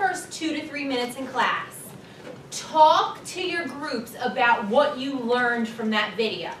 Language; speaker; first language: English; native; English